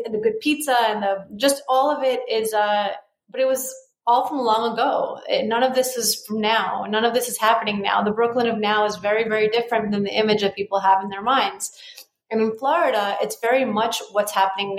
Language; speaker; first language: English; native; English